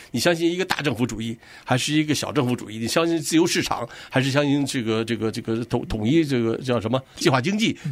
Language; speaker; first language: Chinese; native; Chinese